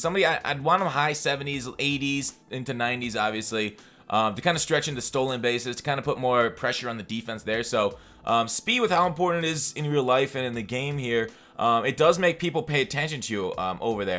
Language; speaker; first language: English; native; English